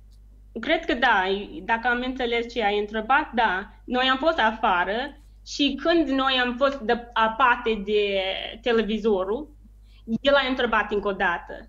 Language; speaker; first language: Romanian; non-native, learner; English